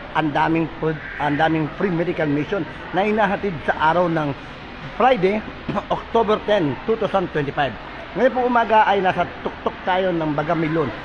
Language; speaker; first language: Filipino; non-native, local second language; Bikol